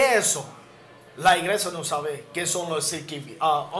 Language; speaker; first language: Spanish; non-native, learner; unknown